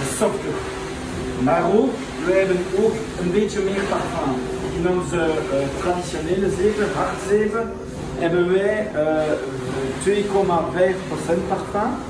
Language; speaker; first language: Dutch; non-native, local second language; French